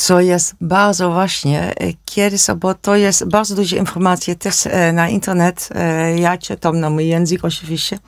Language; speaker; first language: Polish; non-native, learner; Dutch